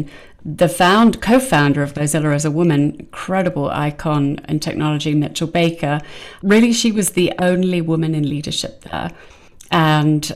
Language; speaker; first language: English; native; English